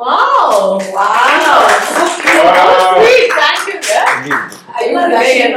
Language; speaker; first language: Tamil; native; Tamil